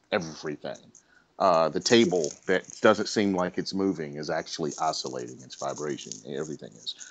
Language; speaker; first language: English; native; English